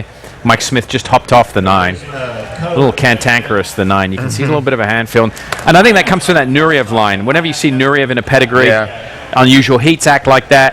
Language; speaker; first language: English; native; English